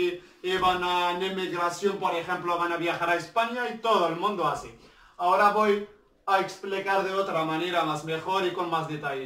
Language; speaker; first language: Spanish; non-native, learner; Arabic